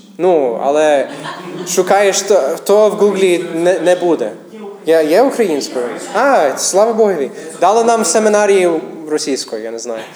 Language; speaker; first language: Ukrainian; non-native, fluent; English